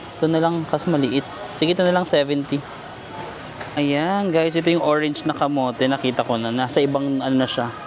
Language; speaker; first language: Filipino; native; Filipino